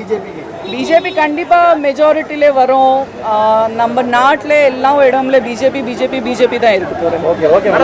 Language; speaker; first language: Tamil; non-native, fluent; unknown